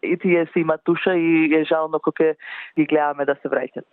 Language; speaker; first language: Macedonian; early bilingual, heritage; English